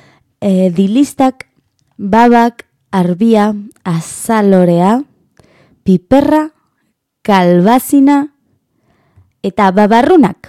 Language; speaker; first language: Basque; non-native, learner; Spanish